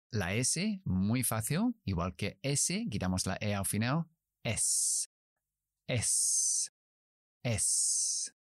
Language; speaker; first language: Spanish; non-native, fluent; English